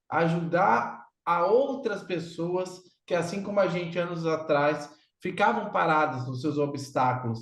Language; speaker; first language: Portuguese; native; Portuguese